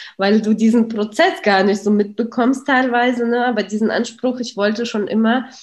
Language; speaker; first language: German; early bilingual, other home language; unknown